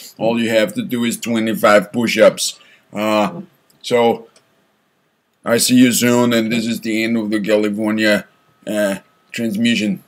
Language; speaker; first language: English; non-native, fluent; German